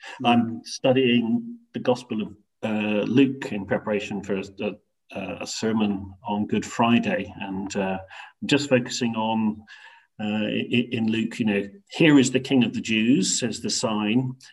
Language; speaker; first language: English; native; English